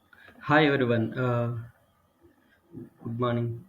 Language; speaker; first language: English; non-native, local second language; Telugu